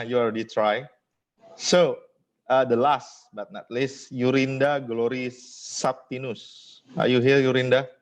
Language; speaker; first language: English; non-native, fluent; Indonesian